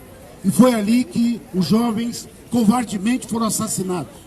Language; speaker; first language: Portuguese; native; Portuguese